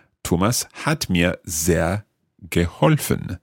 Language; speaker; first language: German; non-native, learner; English